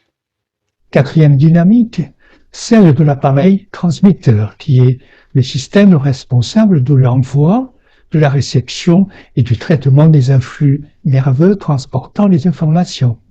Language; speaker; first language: French; native; French